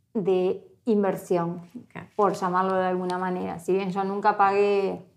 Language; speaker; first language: Spanish; native; Spanish